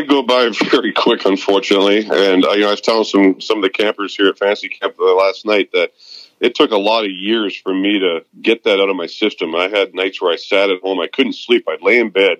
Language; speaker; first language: English; native; English